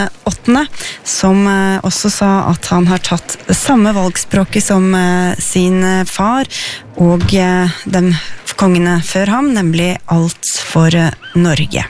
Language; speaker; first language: Norwegian; native; Norwegian